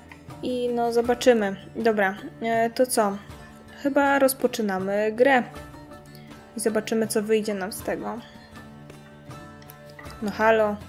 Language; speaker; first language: Polish; native; Polish